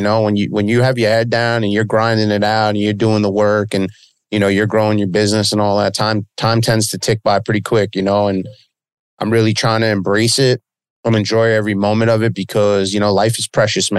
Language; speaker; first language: English; native; English